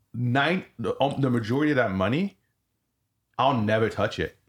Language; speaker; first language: English; early bilingual, other home language; French